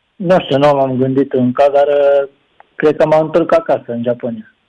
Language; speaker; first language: Romanian; non-native, learner; Japanese